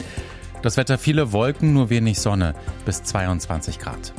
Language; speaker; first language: German; native; German